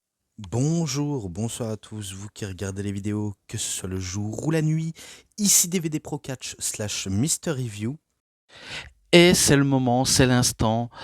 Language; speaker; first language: French; native; French